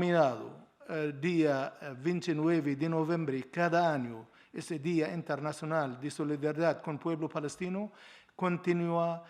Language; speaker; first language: Spanish; non-native, learner; Arabic